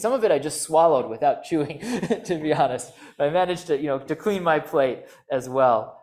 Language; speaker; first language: English; native; English